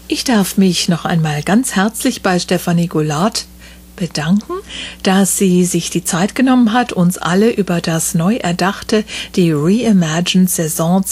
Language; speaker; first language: German; native; German